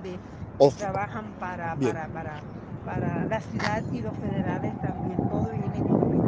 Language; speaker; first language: Spanish; native; Spanish